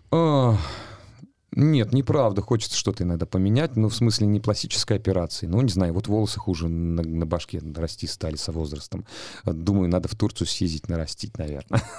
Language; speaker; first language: Russian; native; Russian